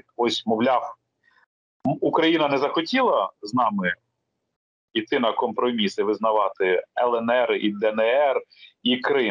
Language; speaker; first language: Ukrainian; native; Ukrainian